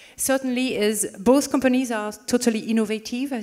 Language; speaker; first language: English; non-native, fluent; French